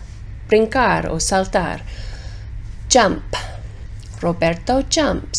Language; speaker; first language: Spanish; non-native, fluent; English